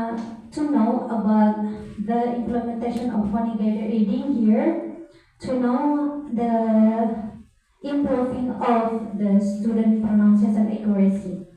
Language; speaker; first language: English; non-native, learner; Indonesian